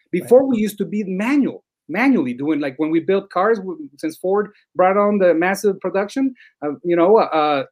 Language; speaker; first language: English; non-native, fluent; Spanish